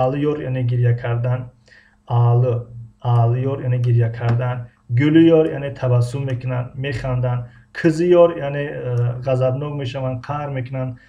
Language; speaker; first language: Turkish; non-native, fluent; Tajik